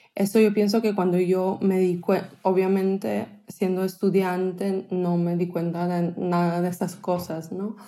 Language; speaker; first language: Spanish; non-native, fluent; Hebrew